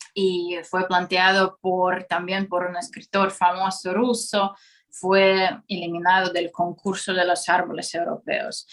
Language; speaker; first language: Spanish; non-native, fluent; Russian